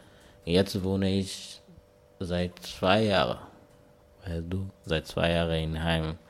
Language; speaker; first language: German; non-native, learner; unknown